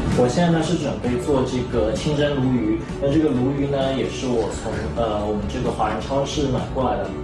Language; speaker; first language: Chinese; native; Chinese